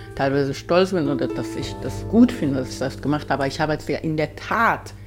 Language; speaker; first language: German; non-native, fluent; Persian